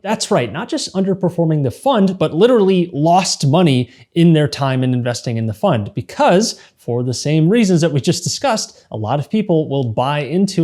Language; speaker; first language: English; native; English